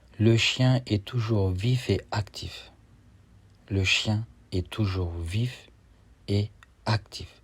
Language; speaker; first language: French; non-native, fluent; Turkish